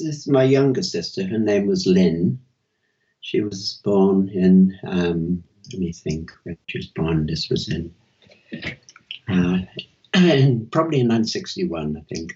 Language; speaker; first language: English; native; English